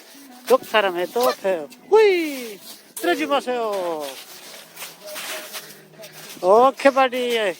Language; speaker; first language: Korean; non-native, learner; Urdu